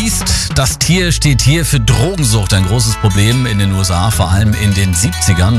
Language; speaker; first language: German; native; German